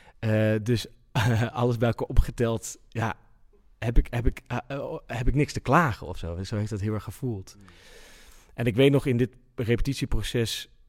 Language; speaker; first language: Dutch; native; Dutch